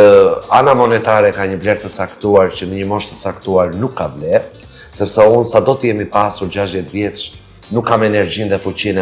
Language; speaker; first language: Albanian; native; Albanian